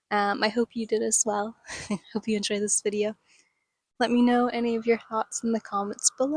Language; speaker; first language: English; native; English